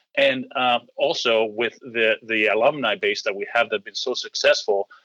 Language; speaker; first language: English; early bilingual, heritage; Greek